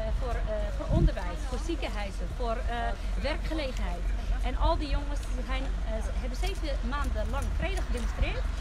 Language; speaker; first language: Dutch; early bilingual, other home language; Riffian